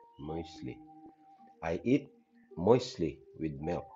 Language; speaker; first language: English; non-native, learner; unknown